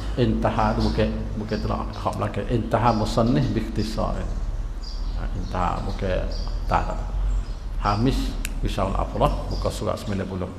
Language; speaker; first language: Malay; native; Malay